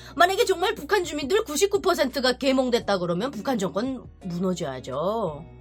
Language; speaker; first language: Korean; native; Korean